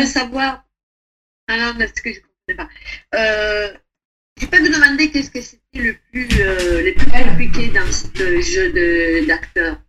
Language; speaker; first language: French; non-native, fluent; Italian